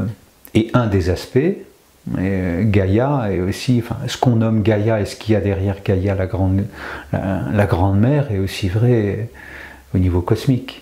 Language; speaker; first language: French; native; French